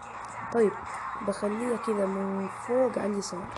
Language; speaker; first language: Arabic; native; Arabic